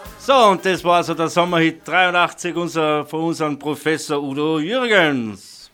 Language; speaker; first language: German; native; German